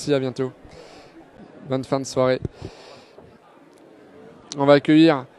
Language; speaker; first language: French; native; French